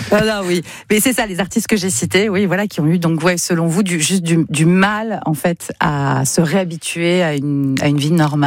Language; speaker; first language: French; native; French